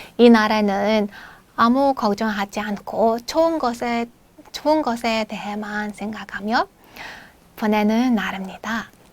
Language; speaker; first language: Korean; non-native, fluent; Mongolian